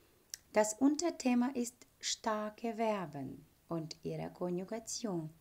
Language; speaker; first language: German; non-native, fluent; Ukrainian